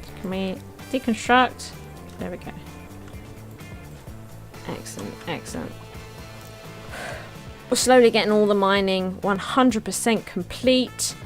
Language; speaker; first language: English; native; English